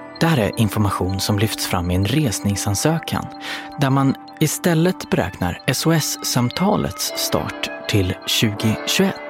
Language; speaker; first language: Swedish; native; Swedish